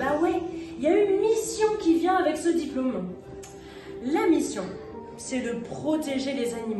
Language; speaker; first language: French; native; French